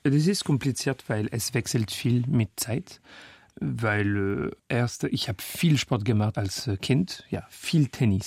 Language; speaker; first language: German; non-native, learner; French